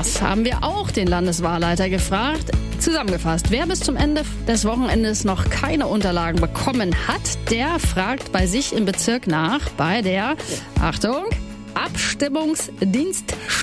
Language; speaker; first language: German; native; German